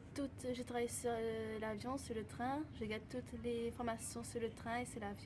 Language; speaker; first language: French; non-native, local second language; Réunion Creole French